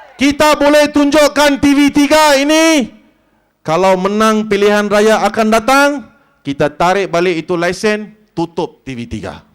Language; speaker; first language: Malay; non-native, local second language; Tamil